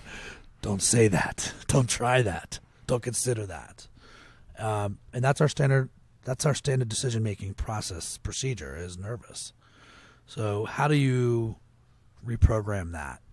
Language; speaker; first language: English; native; English